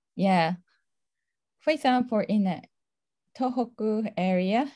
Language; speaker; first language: English; non-native, fluent; Japanese